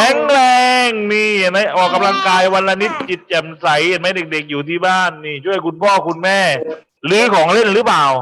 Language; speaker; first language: Thai; native; Thai